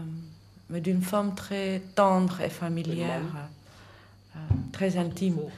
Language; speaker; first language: French; non-native, fluent; Dutch